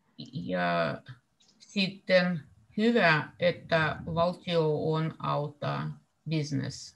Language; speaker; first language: Finnish; non-native, learner; Russian